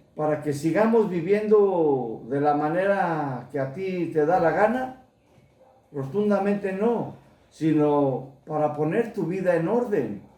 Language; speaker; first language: Spanish; early bilingual, heritage; Spanish